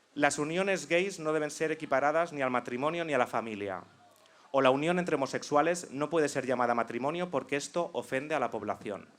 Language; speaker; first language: Spanish; non-native, local second language; Catalan